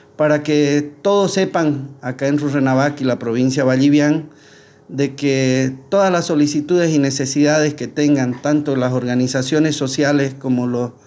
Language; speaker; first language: Spanish; native; Spanish